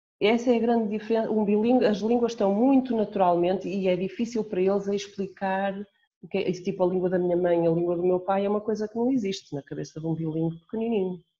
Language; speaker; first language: Portuguese; native; Portuguese